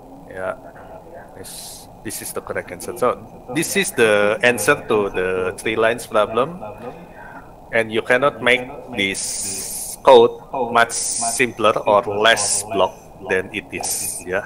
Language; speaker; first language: English; non-native, fluent; Indonesian